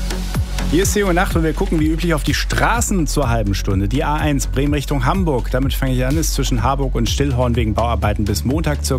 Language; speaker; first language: German; native; German